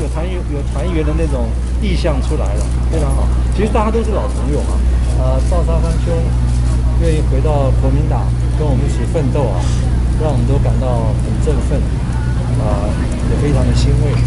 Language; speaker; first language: Chinese; native; Chinese